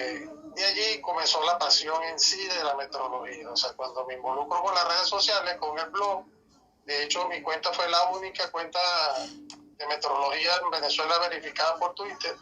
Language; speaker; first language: Spanish; native; Spanish